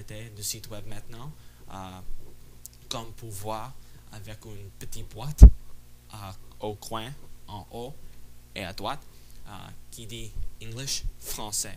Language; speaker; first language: French; non-native, fluent; English